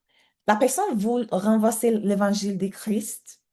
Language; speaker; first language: French; non-native, learner; English